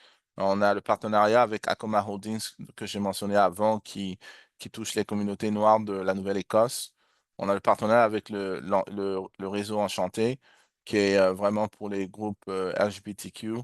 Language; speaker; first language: French; native; French